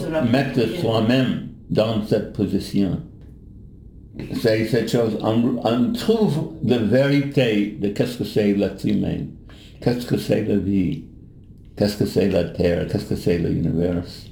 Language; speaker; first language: French; non-native, learner; English